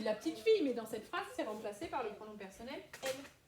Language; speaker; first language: French; native; French